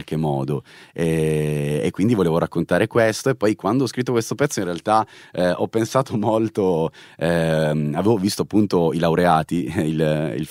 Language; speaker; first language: Italian; native; Italian